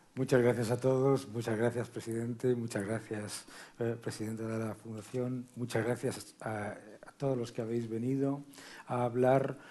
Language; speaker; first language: Spanish; native; Spanish